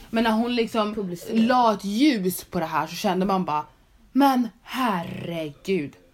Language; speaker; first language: Swedish; native; Swedish